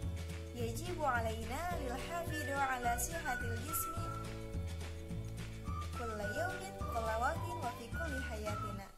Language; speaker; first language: Arabic; non-native, learner; Indonesian